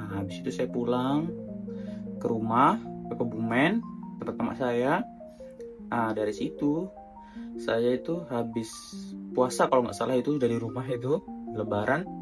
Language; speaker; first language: Indonesian; non-native, local second language; Javanese